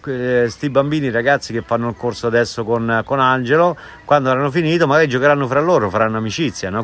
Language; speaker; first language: Italian; native; Italian